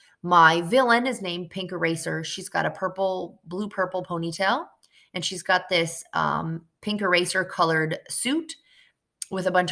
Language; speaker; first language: English; native; English